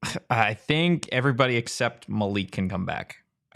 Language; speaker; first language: English; native; English